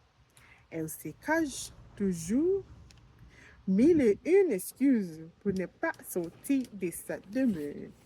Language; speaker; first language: French; non-native, learner; English